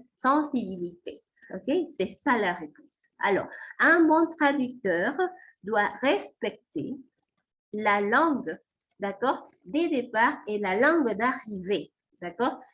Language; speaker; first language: French; non-native, fluent; Spanish